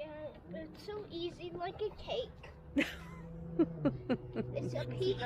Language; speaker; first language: English; early bilingual, other home language; Spanish